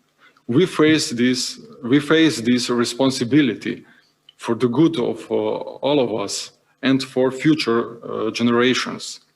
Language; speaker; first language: English; non-native, fluent; Slovenian